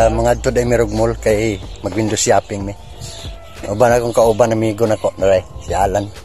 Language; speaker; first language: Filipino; non-native, local second language; Cebuano